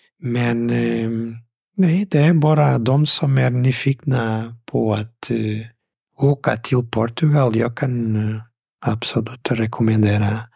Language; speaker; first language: Swedish; non-native, fluent; Portuguese